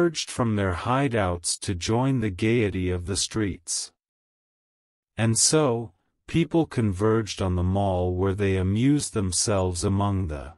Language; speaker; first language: English; non-native, local second language; Urdu